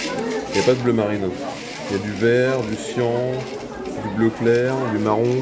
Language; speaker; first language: French; native; French